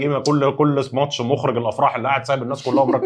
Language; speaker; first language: Arabic; native; Arabic